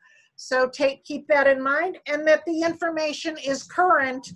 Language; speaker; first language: English; native; English